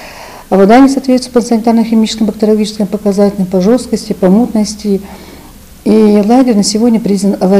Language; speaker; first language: Russian; non-native, local second language; Kazakh